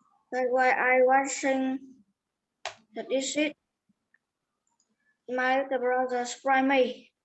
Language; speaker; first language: English; non-native, learner; Vietnamese